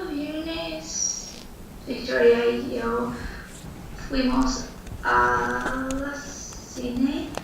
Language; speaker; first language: Spanish; non-native, learner; English